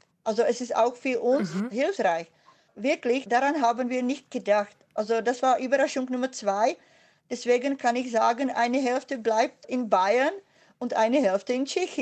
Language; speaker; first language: German; non-native, fluent; Czech